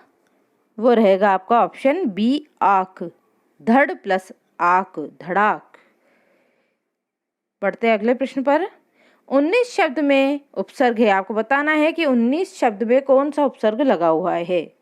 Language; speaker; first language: Hindi; native; Hindi